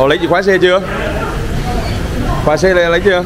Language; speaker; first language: Vietnamese; early bilingual, heritage; Vietnamese